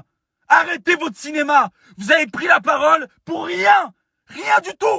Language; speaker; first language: French; native; French